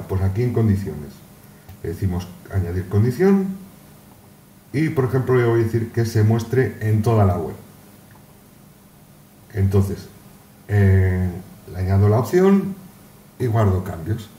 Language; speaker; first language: Spanish; native; Spanish